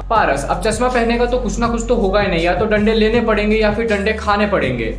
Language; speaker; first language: Hindi; non-native, local second language; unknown